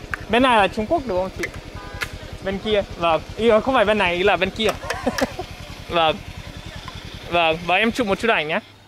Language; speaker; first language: Vietnamese; non-native, fluent; English